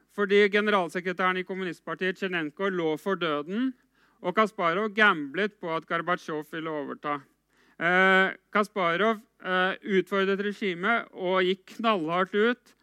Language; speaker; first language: Norwegian; native; Norwegian